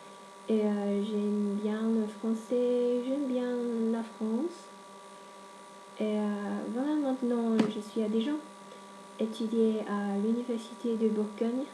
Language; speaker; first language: French; non-native, learner; English